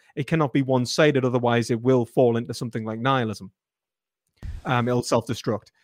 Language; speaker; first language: English; native; English